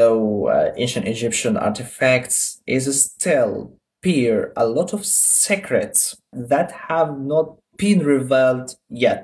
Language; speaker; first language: English; non-native, fluent; Arabic